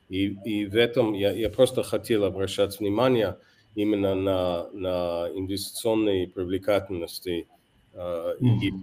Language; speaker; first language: Russian; non-native, fluent; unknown